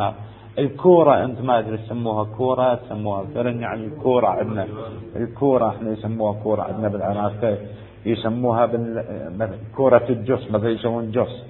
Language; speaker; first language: Arabic; native; Arabic